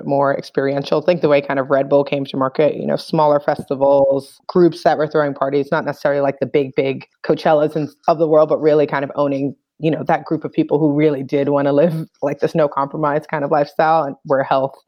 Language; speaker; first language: English; native; English